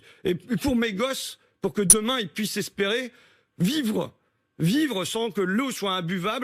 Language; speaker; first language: French; native; French